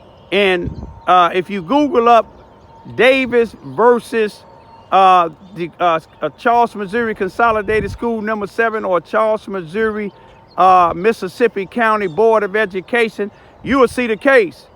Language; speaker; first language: English; native; English